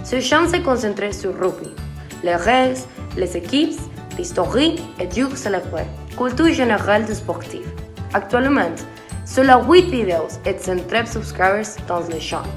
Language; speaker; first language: French; non-native, learner; Spanish